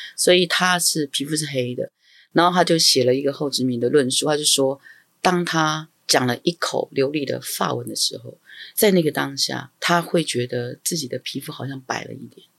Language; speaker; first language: Chinese; non-native, local second language; Amis